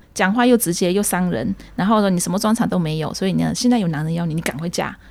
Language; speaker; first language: Chinese; early bilingual, heritage; Chinese